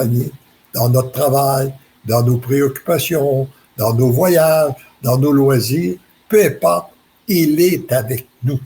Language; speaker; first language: French; native; French